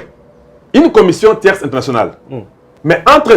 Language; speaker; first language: French; non-native, local second language; Lingala